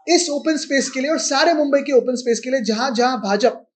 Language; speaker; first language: Hindi; non-native, local second language; Marathi